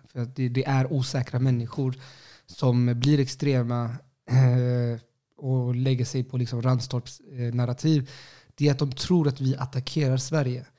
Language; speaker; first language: Swedish; early bilingual, other home language; Spanish